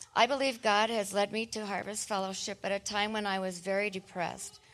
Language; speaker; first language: English; native; English